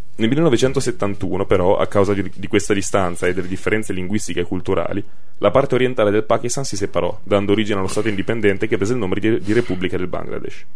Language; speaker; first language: Italian; native; Italian